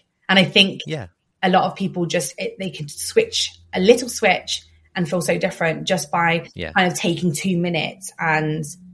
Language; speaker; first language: English; native; English